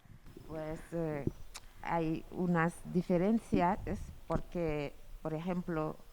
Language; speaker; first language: Spanish; non-native, fluent; Wolof